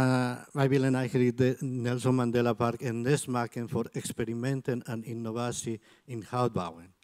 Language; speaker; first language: Dutch; non-native, fluent; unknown